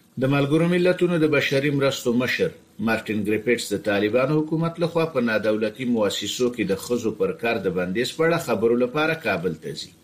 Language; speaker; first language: Pashto; native; Pashto